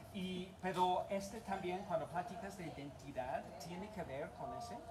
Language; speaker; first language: Spanish; non-native, learner; English